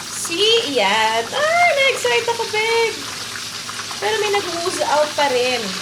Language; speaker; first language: Filipino; native; Filipino